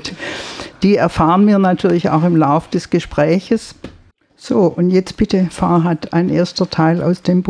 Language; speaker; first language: German; native; German